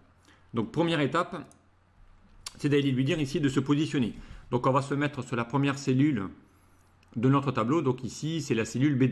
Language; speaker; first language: French; native; French